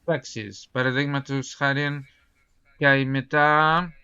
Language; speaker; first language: Greek; non-native, fluent; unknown